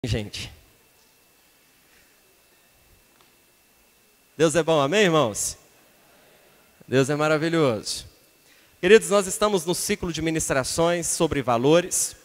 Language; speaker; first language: Portuguese; native; Portuguese